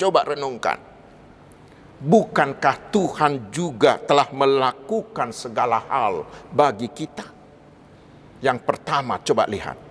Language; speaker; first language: Indonesian; non-native, local second language; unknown